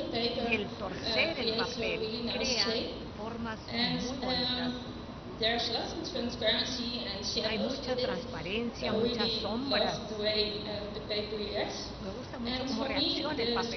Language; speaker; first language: Spanish; non-native, fluent; Dutch